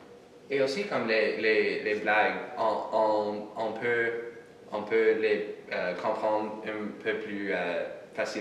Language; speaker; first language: French; non-native, local second language; English